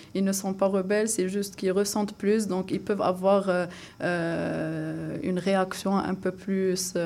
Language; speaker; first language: French; non-native, local second language; Arabic